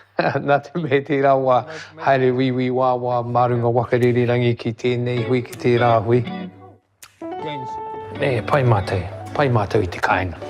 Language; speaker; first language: Māori; non-native, local second language; Cantonese